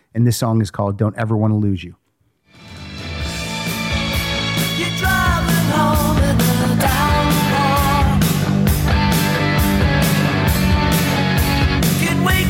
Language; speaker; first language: English; native; English